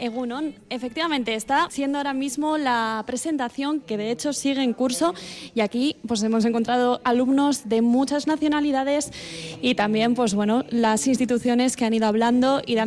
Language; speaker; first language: Spanish; native; Spanish